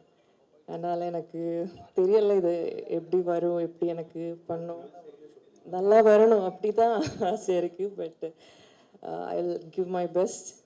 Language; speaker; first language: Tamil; non-native, learner; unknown